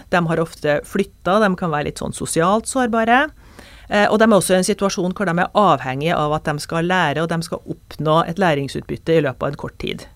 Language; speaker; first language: Norwegian; native; Norwegian